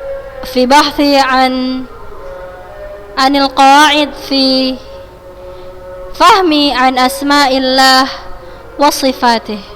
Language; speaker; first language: Arabic; non-native, fluent; Indonesian